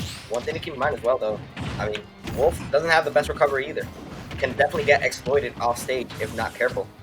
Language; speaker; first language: English; native; English